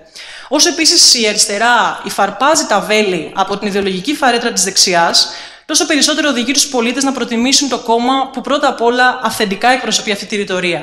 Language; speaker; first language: Greek; native; Greek